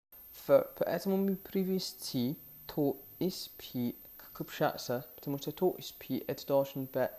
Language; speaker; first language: Russian; non-native, fluent; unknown